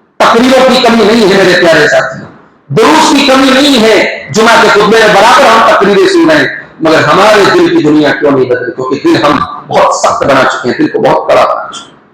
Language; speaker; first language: Urdu; native; Urdu